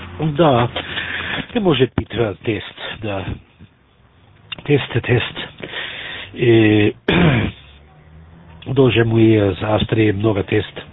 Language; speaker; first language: Russian; non-native, learner; German